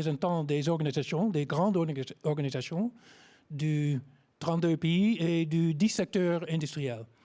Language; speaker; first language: French; non-native, learner; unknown